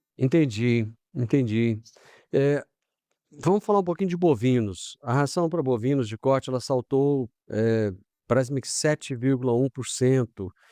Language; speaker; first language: Portuguese; native; Portuguese